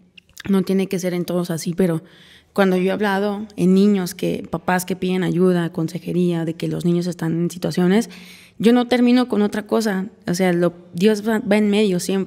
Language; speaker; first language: Spanish; native; Spanish